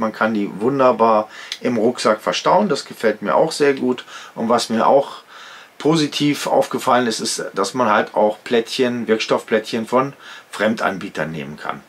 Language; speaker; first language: German; native; German